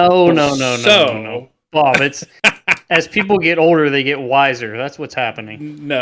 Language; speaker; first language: English; native; English